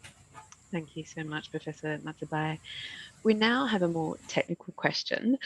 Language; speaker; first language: English; native; English